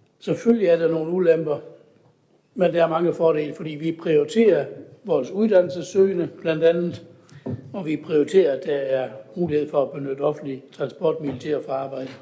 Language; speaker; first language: Danish; native; Danish